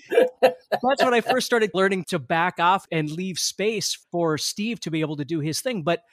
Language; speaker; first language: English; native; English